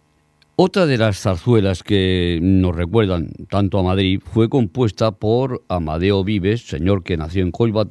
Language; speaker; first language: Spanish; native; Spanish